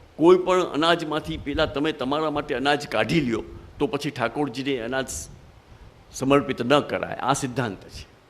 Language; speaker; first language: Gujarati; non-native, local second language; Hindi